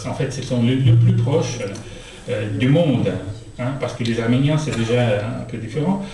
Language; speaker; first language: French; non-native, fluent; Russian